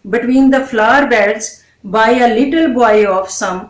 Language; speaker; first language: English; non-native, local second language; Punjabi